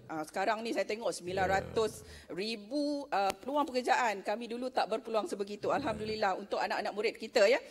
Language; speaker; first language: Malay; native; Malay